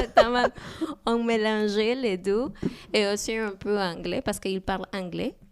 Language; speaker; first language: French; non-native, learner; Spanish